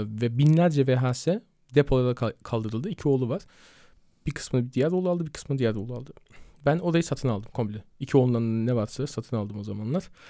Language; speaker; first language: Turkish; early bilingual, heritage; Turkish